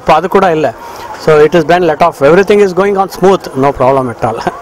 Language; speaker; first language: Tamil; non-native, local second language; Kannada